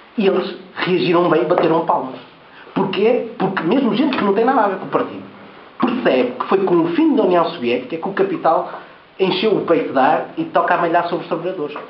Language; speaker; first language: Portuguese; early bilingual, heritage; Portuguese